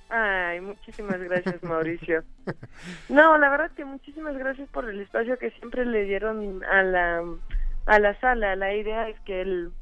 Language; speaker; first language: Spanish; non-native, fluent; French